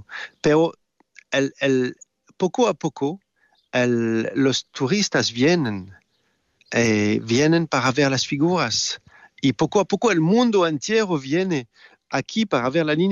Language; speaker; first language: Spanish; non-native, learner; French